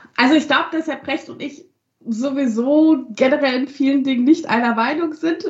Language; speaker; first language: German; early bilingual, other home language; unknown